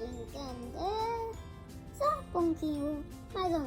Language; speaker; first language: Portuguese; early bilingual, heritage; English